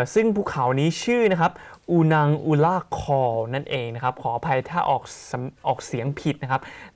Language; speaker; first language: Thai; native; Thai